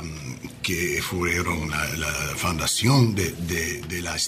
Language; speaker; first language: Spanish; non-native, learner; English